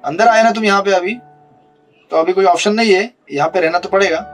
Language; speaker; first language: Hindi; non-native, local second language; Marathi